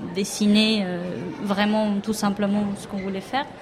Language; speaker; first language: French; non-native, fluent; Spanish